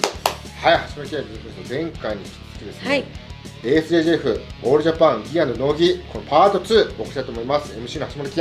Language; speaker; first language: Japanese; native; Japanese